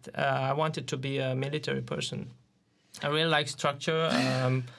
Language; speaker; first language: English; non-native, fluent; Romanian